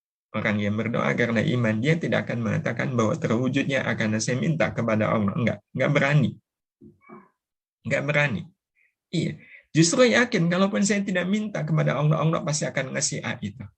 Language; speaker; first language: Indonesian; native; Indonesian